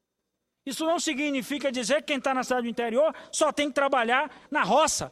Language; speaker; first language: Portuguese; native; Portuguese